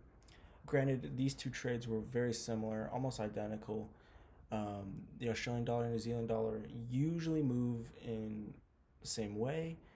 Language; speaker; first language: English; native; English